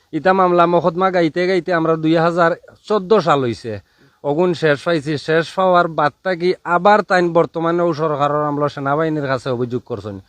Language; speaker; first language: Bangla; native; Bangla